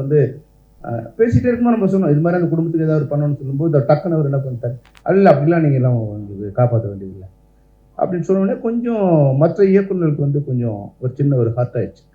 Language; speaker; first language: Tamil; native; Tamil